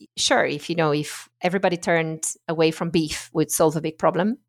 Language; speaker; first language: English; non-native, fluent; Italian